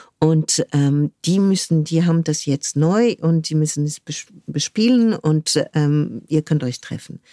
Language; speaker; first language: German; non-native, fluent; French